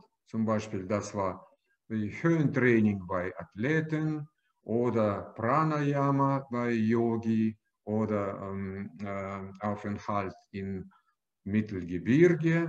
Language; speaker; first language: German; non-native, fluent; Russian